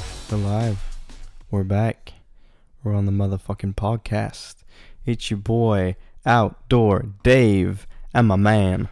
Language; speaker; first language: English; native; English